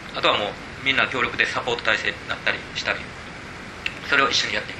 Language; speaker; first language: Japanese; native; Japanese